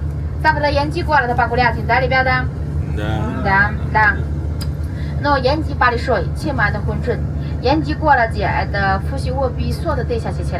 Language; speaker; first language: Russian; non-native, learner; Chinese